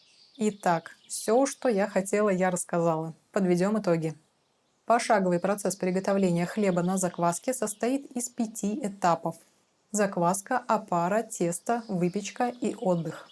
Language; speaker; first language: Russian; native; Russian